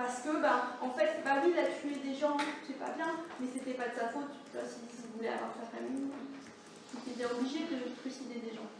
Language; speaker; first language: French; native; French